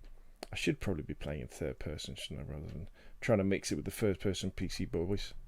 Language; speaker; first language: English; native; English